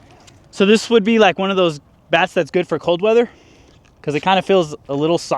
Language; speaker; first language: English; native; English